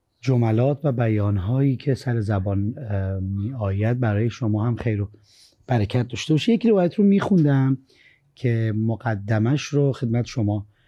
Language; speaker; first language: Persian; native; Persian